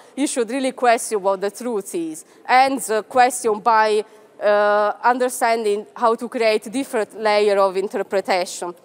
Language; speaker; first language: English; non-native, fluent; Italian